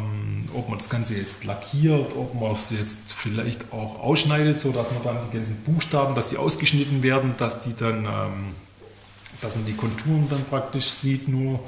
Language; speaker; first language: German; native; German